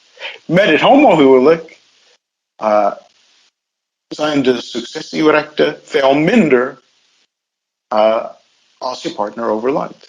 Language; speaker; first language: Dutch; non-native, fluent; English